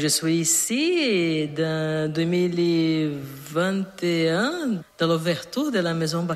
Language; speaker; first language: French; non-native, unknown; Portuguese